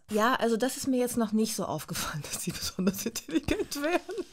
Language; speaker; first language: German; native; German